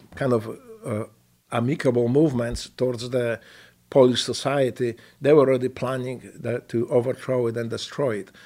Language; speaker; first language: English; non-native, fluent; Polish